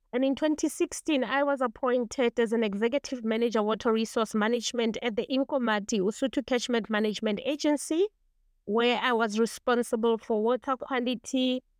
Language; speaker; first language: English; non-native, local second language; Tswana